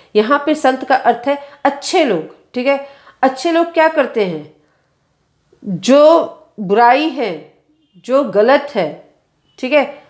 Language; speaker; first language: Hindi; non-native, local second language; Kannada